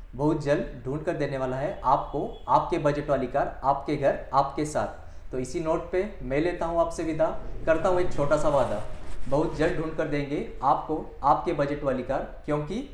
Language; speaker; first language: Hindi; non-native, local second language; Marathi